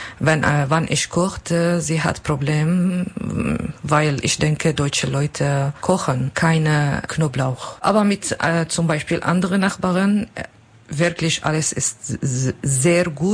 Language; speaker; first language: German; non-native, learner; Kurdish